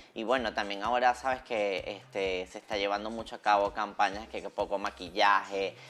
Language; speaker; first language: Spanish; native; Spanish